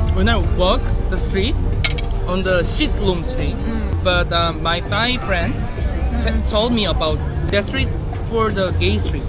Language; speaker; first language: English; non-native, learner; Korean